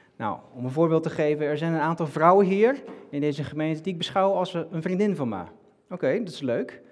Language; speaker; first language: Dutch; native; Dutch